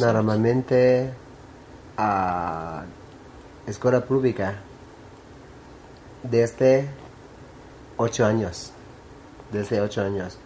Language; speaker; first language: Spanish; non-native, learner; Thai